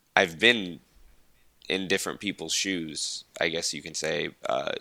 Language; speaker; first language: English; early bilingual, other home language; Spanish